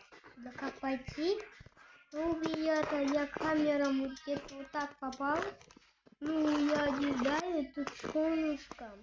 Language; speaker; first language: Russian; non-native, local second language; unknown